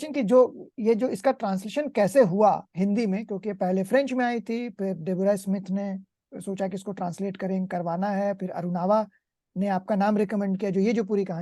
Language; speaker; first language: Hindi; native; Hindi